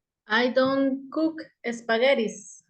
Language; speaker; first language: English; non-native, learner; Spanish